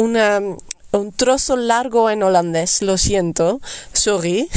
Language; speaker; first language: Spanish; non-native, fluent; Dutch